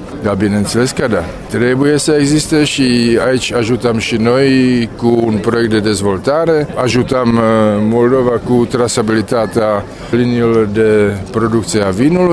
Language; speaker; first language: Romanian; non-native, fluent; Czech